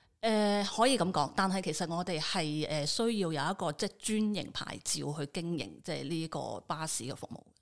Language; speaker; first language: Cantonese; native; Cantonese